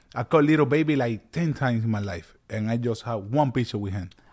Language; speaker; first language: English; early bilingual, other home language; Spanish